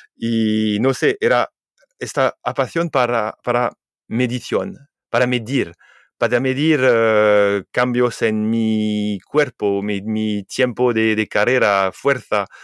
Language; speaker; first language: Spanish; non-native, fluent; French